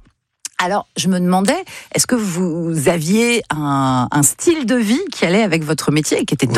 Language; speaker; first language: French; native; French